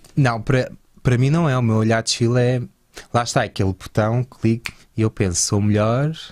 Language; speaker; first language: Portuguese; native; Portuguese